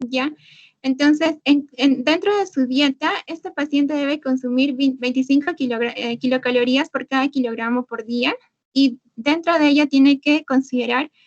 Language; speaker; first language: Spanish; native; Spanish